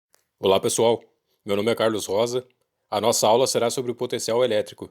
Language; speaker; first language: Portuguese; native; Portuguese